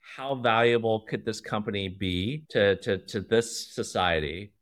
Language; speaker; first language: English; early bilingual, other home language; Chinese